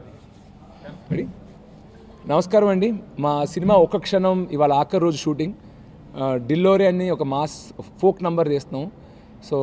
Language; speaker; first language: Telugu; native; Telugu